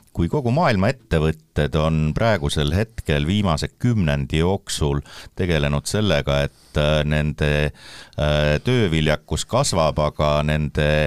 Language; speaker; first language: Estonian; native; Estonian